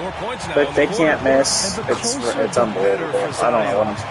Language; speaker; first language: English; native; English